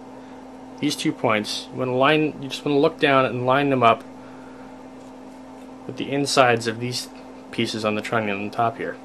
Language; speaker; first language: English; native; English